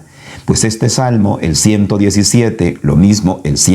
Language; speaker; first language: Spanish; native; Spanish